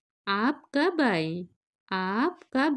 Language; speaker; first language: Hindi; non-native, local second language; Telugu